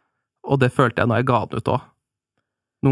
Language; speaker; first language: Norwegian; native; Norwegian